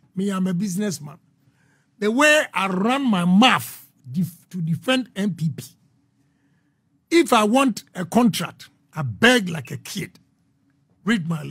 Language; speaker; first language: English; non-native, local second language; Akan